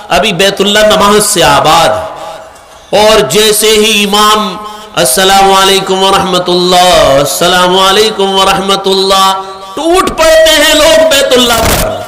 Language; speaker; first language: Urdu; native; Urdu